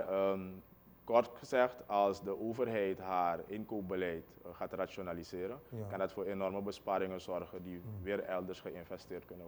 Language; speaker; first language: Dutch; native; Dutch